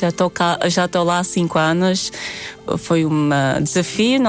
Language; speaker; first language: Portuguese; non-native, fluent; Latvian